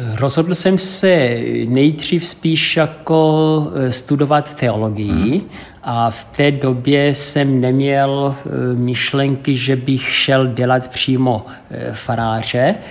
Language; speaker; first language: Czech; non-native, fluent; Portuguese